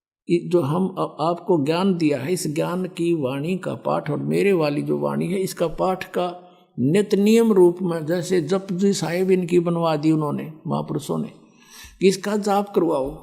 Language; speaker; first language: Hindi; native; Hindi